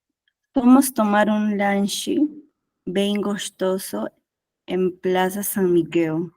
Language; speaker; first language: Portuguese; non-native, learner; Spanish